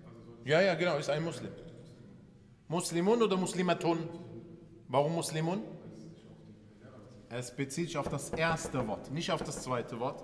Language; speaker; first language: German; early bilingual, other home language; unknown